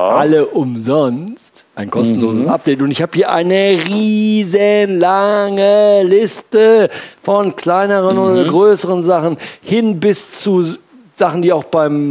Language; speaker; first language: German; native; German